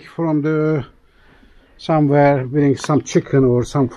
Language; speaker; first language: English; non-native, learner; Turkish